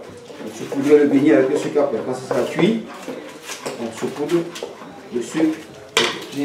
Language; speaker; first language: French; native; French